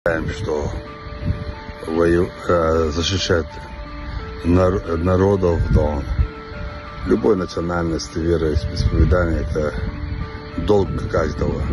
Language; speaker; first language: Russian; non-native, local second language; Chechen